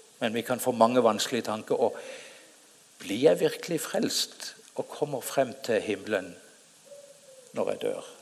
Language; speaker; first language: Norwegian; native; Norwegian